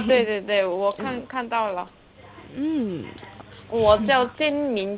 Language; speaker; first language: Chinese; non-native, learner; Korean